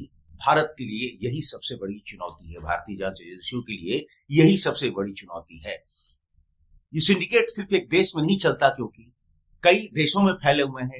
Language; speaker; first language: Hindi; native; Hindi